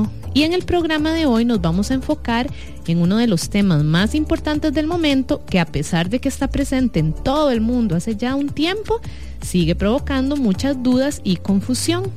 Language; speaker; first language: Spanish; native; Spanish